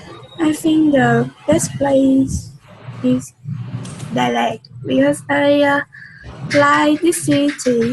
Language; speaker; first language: English; non-native, learner; Vietnamese